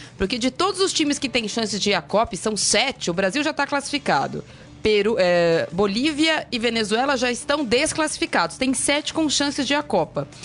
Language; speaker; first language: Portuguese; native; Portuguese